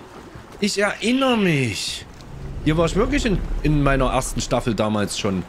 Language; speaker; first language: German; native; German